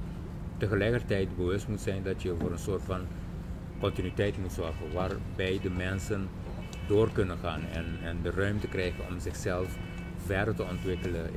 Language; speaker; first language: Dutch; non-native, local second language; Papiamento